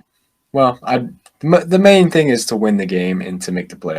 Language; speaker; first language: English; native; English